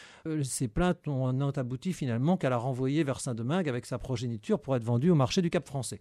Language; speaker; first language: French; native; French